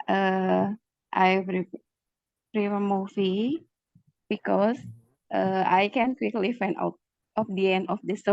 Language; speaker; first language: English; non-native, learner; Indonesian